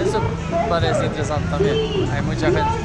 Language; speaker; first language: Spanish; non-native, learner; Swedish